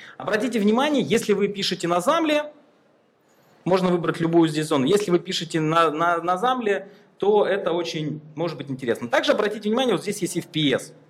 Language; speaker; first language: Russian; native; Russian